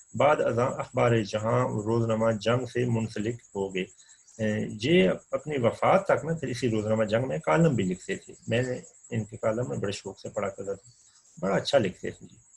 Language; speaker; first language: Urdu; non-native, local second language; Punjabi